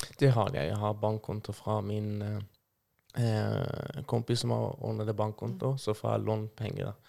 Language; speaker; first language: Norwegian; non-native, fluent; Persian